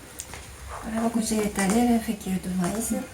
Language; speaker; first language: French; non-native, fluent; Japanese